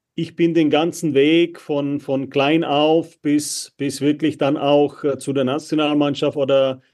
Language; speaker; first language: German; non-native, fluent; Czech